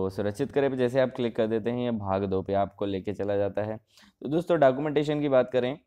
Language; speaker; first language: Hindi; native; Hindi